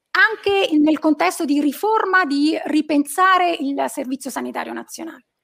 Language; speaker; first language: Italian; native; Italian